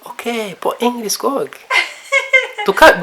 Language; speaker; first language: Norwegian; non-native, learner; Kinyarwanda